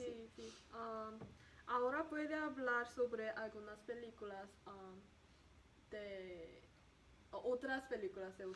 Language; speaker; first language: Spanish; non-native, learner; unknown